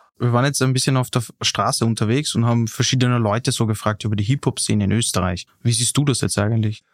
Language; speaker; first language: German; native; German